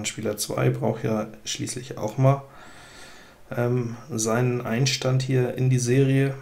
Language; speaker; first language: German; native; German